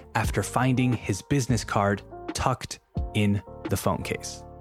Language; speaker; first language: English; non-native, fluent; Spanish